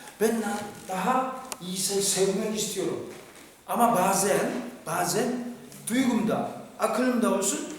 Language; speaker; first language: Turkish; non-native, fluent; Korean